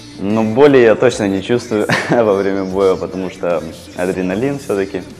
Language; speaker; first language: Russian; native; Russian